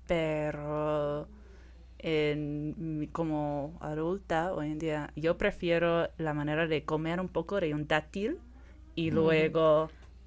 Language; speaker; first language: Spanish; non-native, fluent; English